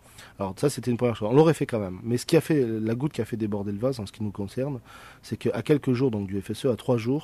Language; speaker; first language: French; native; French